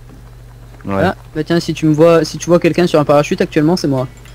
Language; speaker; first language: French; native; French